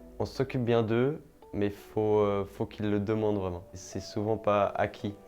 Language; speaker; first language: French; early bilingual, other home language; German